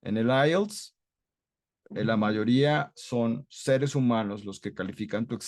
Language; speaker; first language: Spanish; non-native, fluent; English